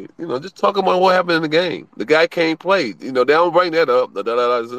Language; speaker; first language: English; native; English